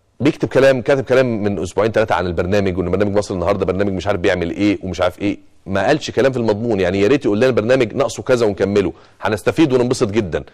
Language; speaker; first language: Arabic; native; Arabic